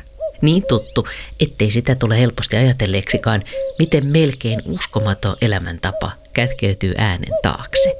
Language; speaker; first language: Finnish; native; Finnish